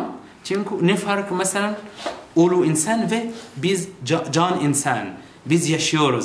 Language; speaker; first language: Turkish; non-native, fluent; Arabic